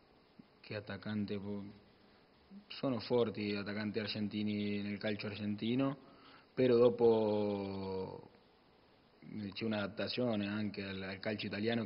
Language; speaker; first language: Italian; non-native, learner; Spanish